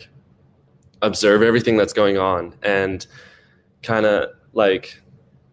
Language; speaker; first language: English; native; English